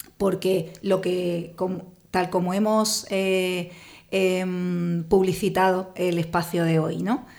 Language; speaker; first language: Spanish; native; Spanish